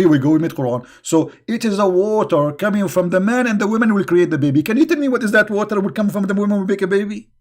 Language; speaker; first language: English; non-native, fluent; Arabic